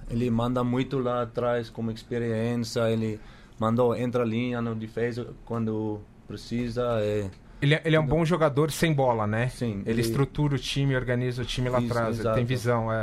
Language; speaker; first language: Portuguese; non-native, learner; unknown